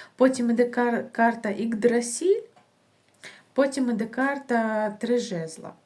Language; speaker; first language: Ukrainian; non-native, local second language; Russian